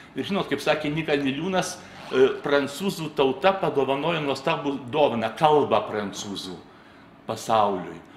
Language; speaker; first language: Lithuanian; native; Lithuanian